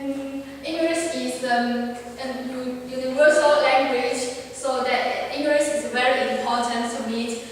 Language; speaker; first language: English; non-native, learner; Chinese